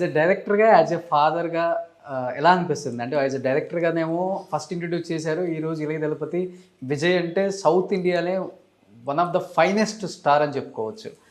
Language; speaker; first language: Telugu; native; Telugu